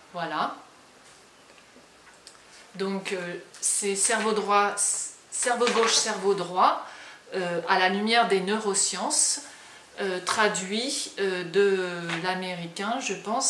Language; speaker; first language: French; native; French